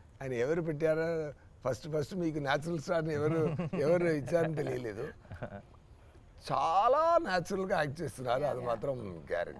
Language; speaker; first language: Telugu; non-native, learner; Tamil